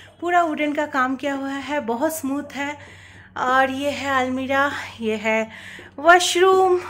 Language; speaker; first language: Hindi; non-native, local second language; Bangla